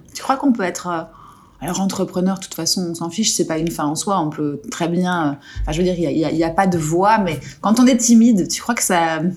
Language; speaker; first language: French; native; French